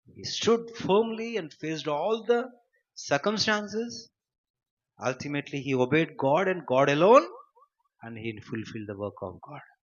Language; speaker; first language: English; non-native, local second language; Telugu